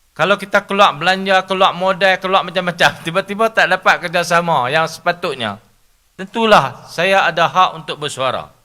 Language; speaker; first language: Malay; native; Malay